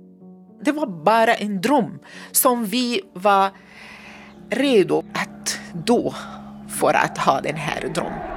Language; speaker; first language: Swedish; non-native, learner; Arabic